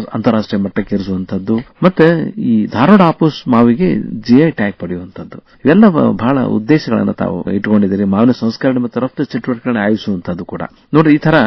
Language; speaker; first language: Kannada; native; Kannada